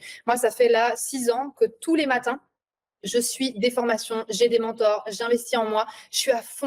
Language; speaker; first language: French; native; French